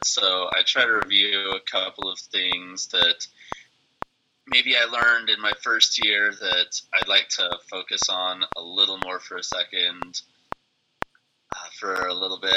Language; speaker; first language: English; native; English